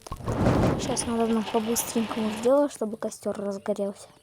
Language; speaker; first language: Russian; native; Russian